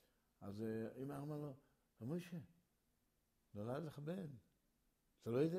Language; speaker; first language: Hebrew; early bilingual, other home language; Yiddish